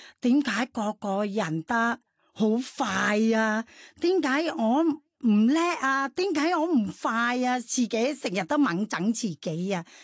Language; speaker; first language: Cantonese; non-native, fluent; Thai